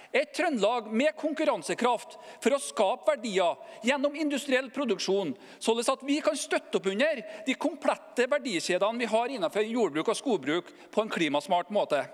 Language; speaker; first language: Norwegian; native; Norwegian